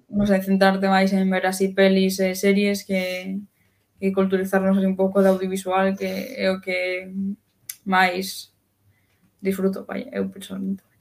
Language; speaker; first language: Galician; native; Galician